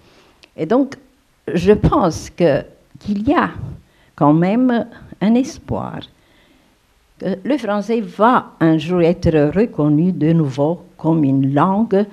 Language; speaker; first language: French; non-native, fluent; Romanian